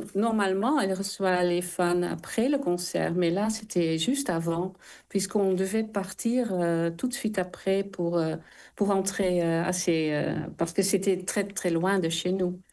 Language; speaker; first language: French; non-native, fluent; Dutch